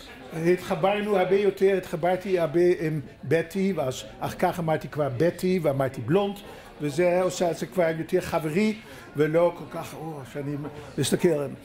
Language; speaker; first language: Hebrew; non-native, fluent; Dutch